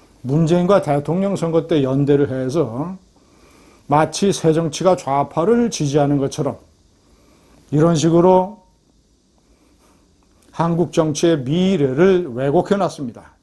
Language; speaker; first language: Korean; native; Korean